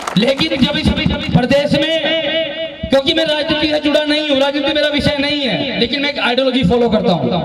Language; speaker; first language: Hindi; native; Hindi